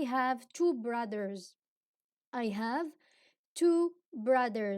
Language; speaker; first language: English; non-native, fluent; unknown